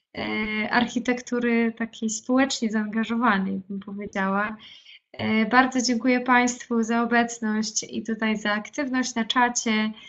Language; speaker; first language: Polish; native; Polish